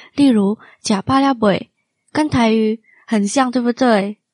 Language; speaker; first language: Chinese; non-native, fluent; Min Nan Chinese